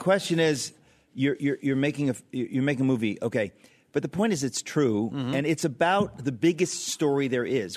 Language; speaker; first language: English; native; English